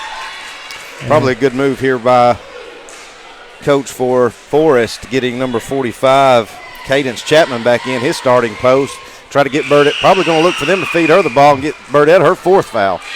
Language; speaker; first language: English; native; English